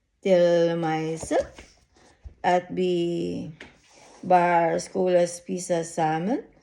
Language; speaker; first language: Norwegian; non-native, learner; Filipino